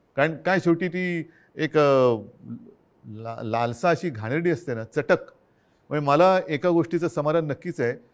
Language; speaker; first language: Marathi; native; Marathi